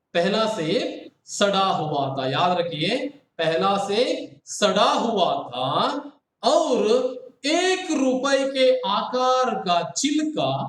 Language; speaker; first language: Hindi; non-native, local second language; Kannada